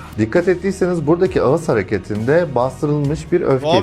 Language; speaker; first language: Turkish; native; Turkish